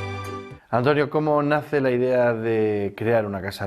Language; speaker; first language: Spanish; native; Spanish